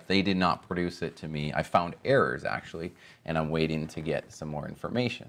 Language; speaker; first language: English; native; English